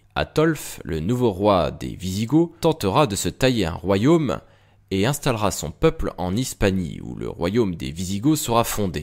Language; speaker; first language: French; native; French